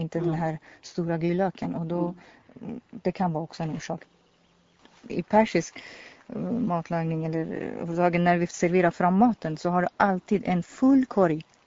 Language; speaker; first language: Swedish; non-native, fluent; Persian